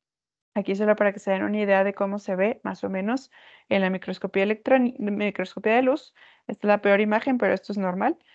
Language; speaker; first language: Spanish; native; Spanish